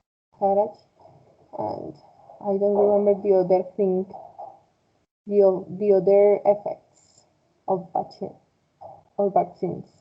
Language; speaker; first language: English; non-native, fluent; Spanish